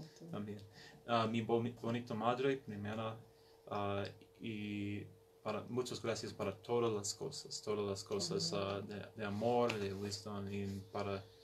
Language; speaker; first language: Spanish; non-native, learner; English